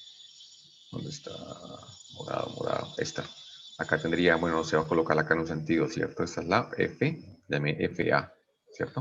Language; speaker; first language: Spanish; native; Spanish